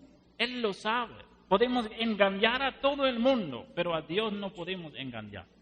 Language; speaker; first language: Spanish; non-native, fluent; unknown